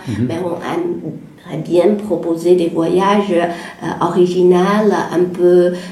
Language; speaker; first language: French; non-native, fluent; Chinese